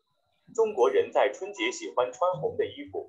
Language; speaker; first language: Chinese; non-native, learner; Vietnamese